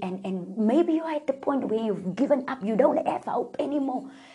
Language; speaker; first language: English; non-native, local second language; Afrikaans